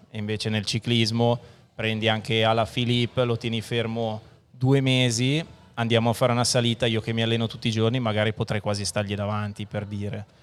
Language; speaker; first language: Italian; native; Italian